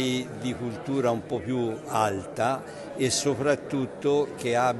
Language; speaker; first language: Italian; native; Italian